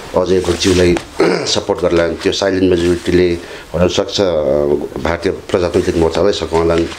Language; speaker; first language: Nepali; native; Nepali